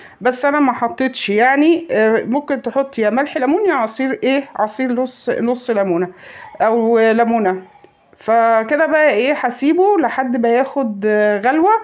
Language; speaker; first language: Arabic; native; Arabic